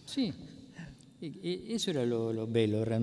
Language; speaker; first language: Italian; non-native, learner; Spanish